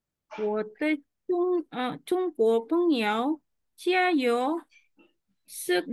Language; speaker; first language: Chinese; non-native, learner; Indonesian